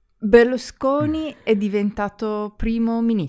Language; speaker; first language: Italian; non-native, learner; English